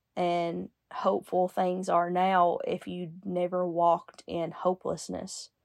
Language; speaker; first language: English; native; English